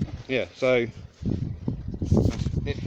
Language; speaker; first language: English; native; English